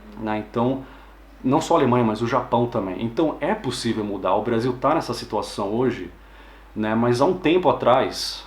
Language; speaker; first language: Portuguese; native; Portuguese